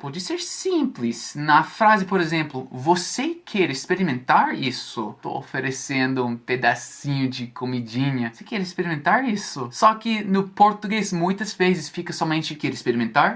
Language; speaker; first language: Portuguese; non-native, fluent; English